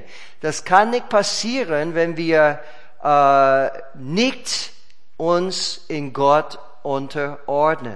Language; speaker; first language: German; non-native, fluent; English